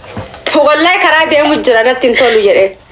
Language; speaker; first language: Arabic; native; Arabic